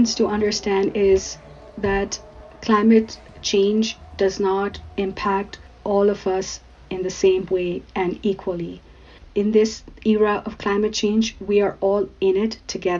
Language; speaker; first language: English; non-native, local second language; Urdu